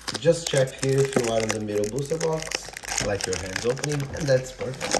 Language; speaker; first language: English; non-native, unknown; Portuguese